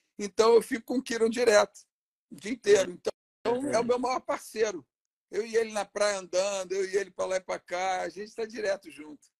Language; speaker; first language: Portuguese; native; Portuguese